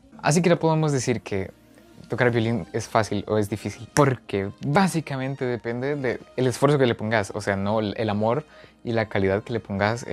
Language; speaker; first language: Spanish; native; Spanish